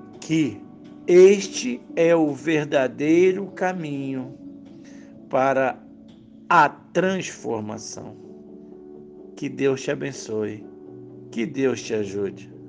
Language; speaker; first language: Portuguese; native; Portuguese